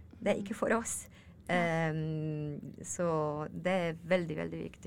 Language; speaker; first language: Norwegian; non-native, learner; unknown